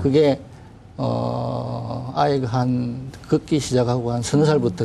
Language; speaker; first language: Korean; native; Korean